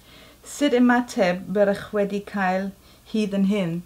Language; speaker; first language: Welsh; non-native, local second language; English